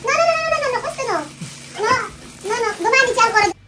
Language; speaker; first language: Italian; non-native, fluent; Filipino